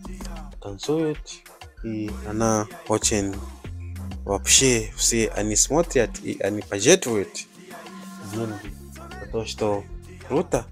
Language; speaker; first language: Russian; non-native, fluent; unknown